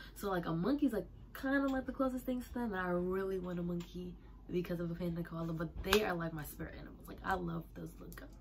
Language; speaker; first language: English; native; English